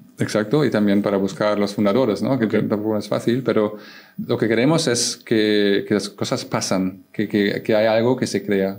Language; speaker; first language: Spanish; non-native, fluent; German